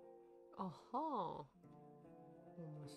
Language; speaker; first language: Japanese; non-native, learner; Russian